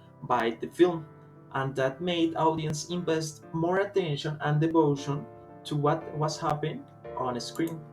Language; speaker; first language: English; non-native, learner; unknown